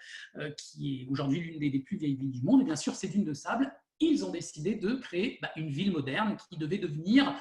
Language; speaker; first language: French; native; French